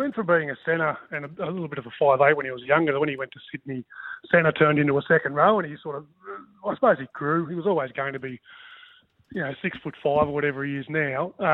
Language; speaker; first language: English; native; English